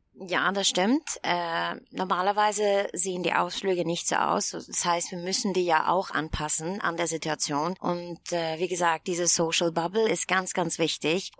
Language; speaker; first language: German; non-native, fluent; Greek